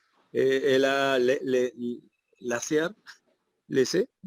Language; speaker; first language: French; non-native, learner; Spanish